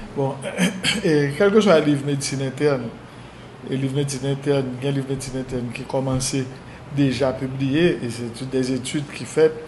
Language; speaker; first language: French; non-native, local second language; Haitian Creole